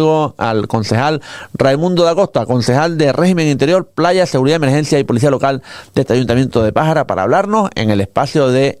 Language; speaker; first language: Spanish; native; Spanish